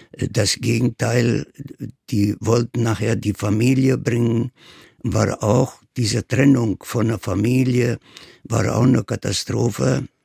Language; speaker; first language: German; non-native, fluent; Italian